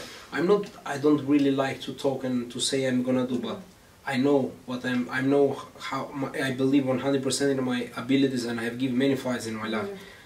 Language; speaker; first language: English; non-native, learner; Greek